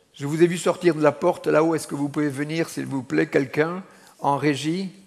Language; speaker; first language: French; native; French